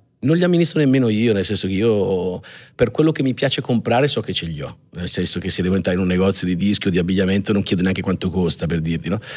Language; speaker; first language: Italian; native; Italian